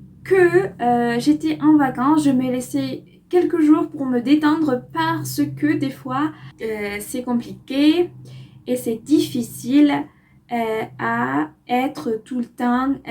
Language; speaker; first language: French; non-native, fluent; Spanish